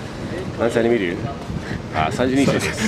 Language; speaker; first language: Japanese; non-native, learner; English